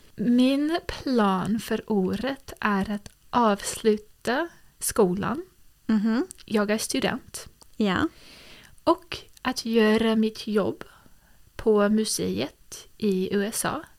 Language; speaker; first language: Swedish; early bilingual, heritage; English